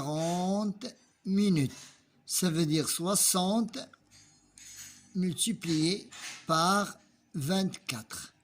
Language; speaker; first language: French; non-native, local second language; Arabic